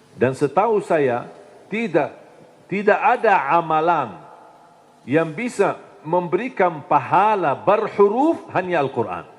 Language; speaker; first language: Indonesian; non-native, fluent; Arabic